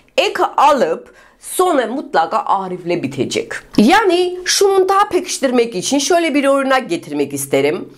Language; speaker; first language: Turkish; non-native, fluent; Russian